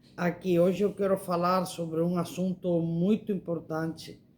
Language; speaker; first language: Portuguese; non-native, learner; Spanish